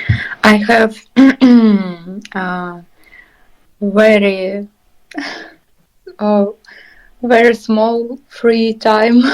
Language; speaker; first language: English; non-native, learner; Russian